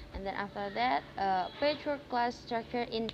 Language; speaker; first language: English; non-native, learner; Indonesian